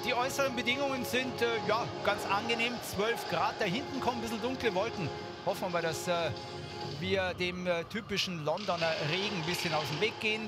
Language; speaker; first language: German; native; German